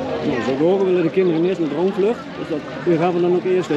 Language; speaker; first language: Dutch; native; Dutch